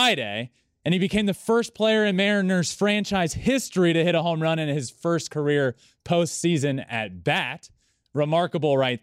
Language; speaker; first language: English; native; English